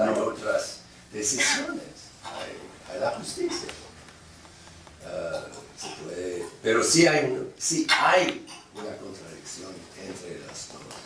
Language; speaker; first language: Spanish; non-native, fluent; English